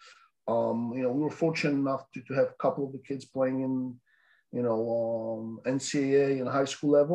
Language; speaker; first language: English; non-native, fluent; Polish